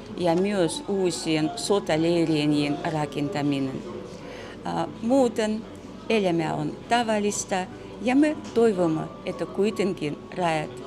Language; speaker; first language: Finnish; non-native, fluent; Russian